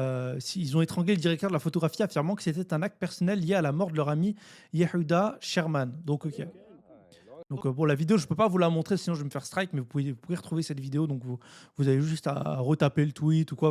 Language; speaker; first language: French; native; French